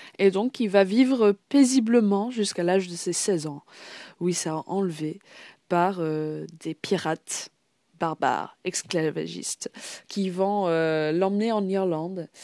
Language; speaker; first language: French; non-native, fluent; English